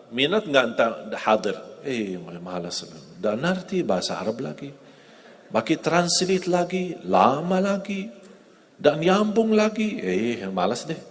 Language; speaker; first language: Indonesian; non-native, fluent; Arabic